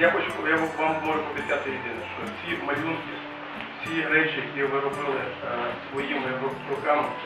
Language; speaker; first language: Ukrainian; native; Ukrainian